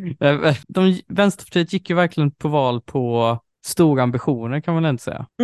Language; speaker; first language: Swedish; native; Swedish